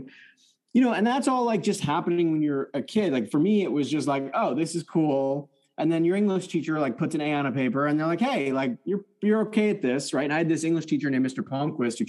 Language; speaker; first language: English; early bilingual, other home language; French